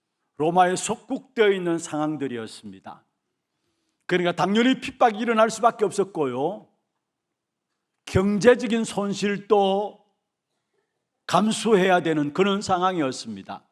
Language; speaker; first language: Korean; native; Korean